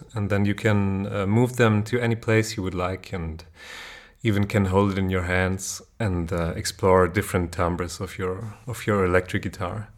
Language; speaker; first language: English; non-native, fluent; German